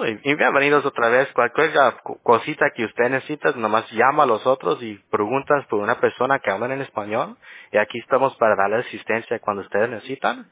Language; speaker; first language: Spanish; early bilingual, heritage; English